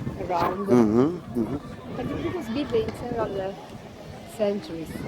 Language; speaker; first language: English; non-native, learner; Italian